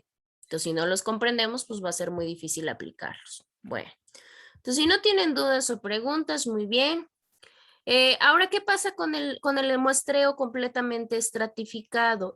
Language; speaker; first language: Spanish; native; Spanish